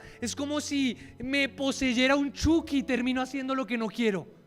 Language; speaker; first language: Spanish; native; Spanish